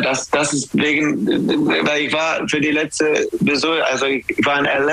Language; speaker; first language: German; non-native, learner; English